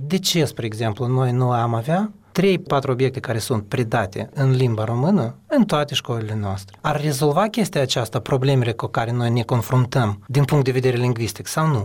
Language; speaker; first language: Romanian; non-native, local second language; Russian